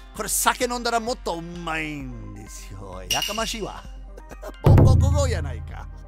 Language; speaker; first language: Japanese; non-native, fluent; English